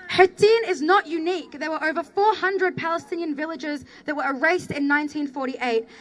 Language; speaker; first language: English; early bilingual, other home language; Arabic